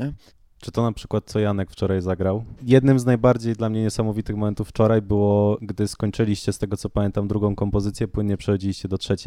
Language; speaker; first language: Polish; native; Polish